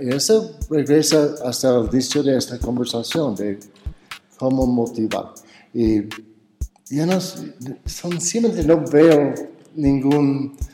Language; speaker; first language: Spanish; non-native, fluent; English